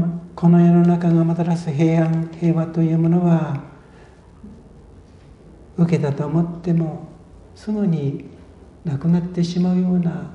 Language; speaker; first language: Japanese; native; Japanese